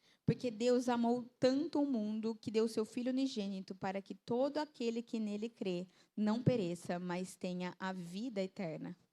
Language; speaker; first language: Portuguese; native; Portuguese